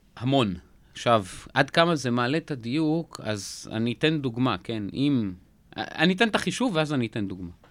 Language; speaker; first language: Hebrew; native; Hebrew